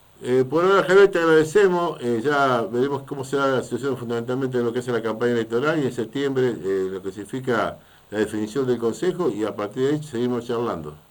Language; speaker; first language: Spanish; native; Spanish